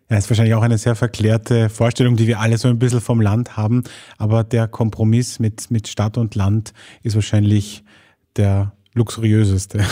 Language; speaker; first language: German; native; German